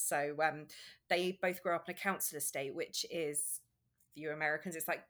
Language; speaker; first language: English; native; English